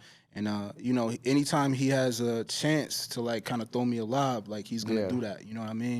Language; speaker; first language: English; native; English